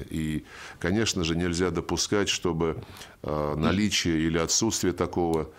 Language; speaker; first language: Russian; native; Russian